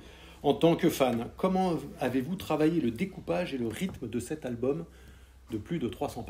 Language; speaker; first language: French; native; French